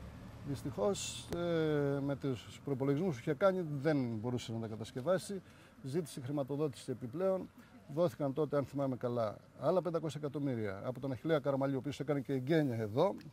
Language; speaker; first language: Greek; native; Greek